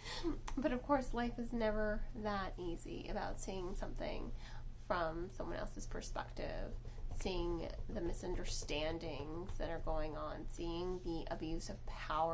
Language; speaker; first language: English; native; English